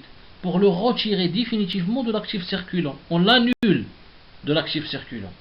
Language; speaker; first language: French; non-native, local second language; Arabic